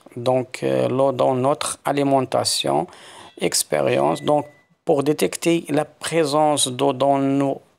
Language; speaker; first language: French; non-native, local second language; Arabic